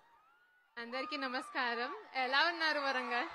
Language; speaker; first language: Telugu; non-native, learner; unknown